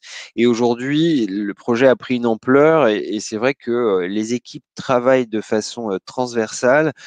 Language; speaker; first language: French; native; French